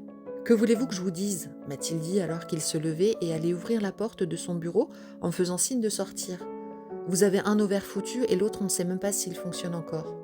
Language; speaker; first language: French; native; French